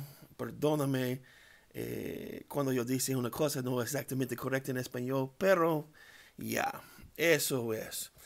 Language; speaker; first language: Spanish; non-native, learner; English